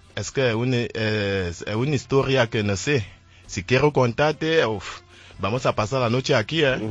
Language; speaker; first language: Spanish; non-native, learner; French